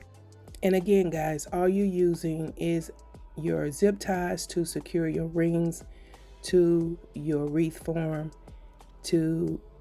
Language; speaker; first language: English; native; English